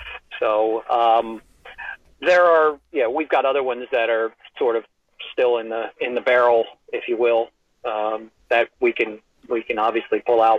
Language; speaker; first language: English; native; English